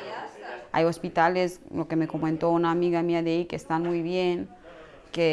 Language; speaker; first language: Spanish; non-native, fluent; Romanian